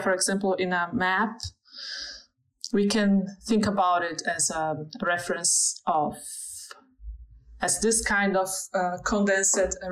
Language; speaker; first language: English; non-native, fluent; Portuguese